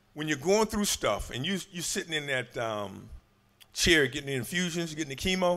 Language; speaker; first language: English; native; English